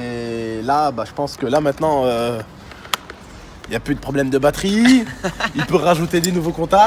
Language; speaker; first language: French; native; French